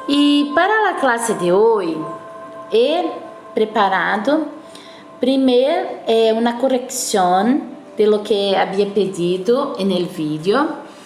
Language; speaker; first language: Spanish; non-native, fluent; Portuguese